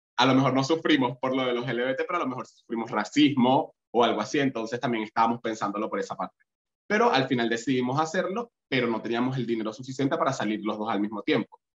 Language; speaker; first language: Spanish; native; Spanish